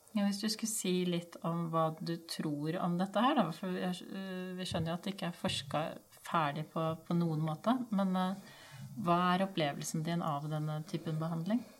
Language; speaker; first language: Norwegian; native; Norwegian